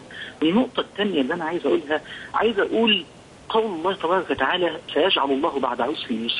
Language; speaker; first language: Arabic; native; Arabic